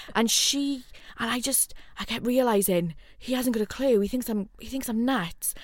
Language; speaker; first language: English; native; English